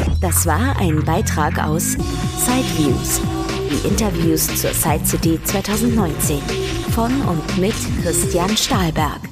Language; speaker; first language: German; native; German